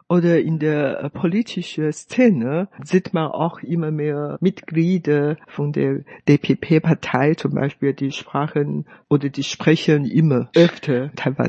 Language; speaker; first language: German; non-native, fluent; Hakka Chinese